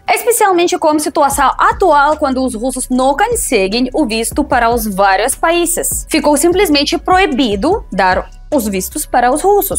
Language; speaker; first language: Portuguese; non-native, fluent; Russian